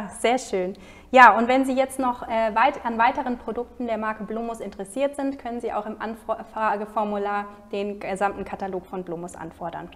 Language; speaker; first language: German; native; German